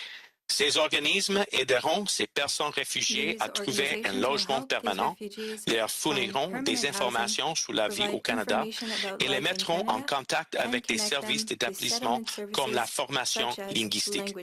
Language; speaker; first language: French; non-native, local second language; English